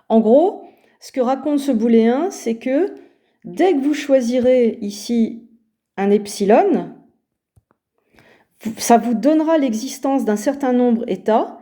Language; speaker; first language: French; native; French